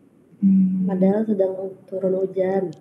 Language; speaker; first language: Indonesian; native; Indonesian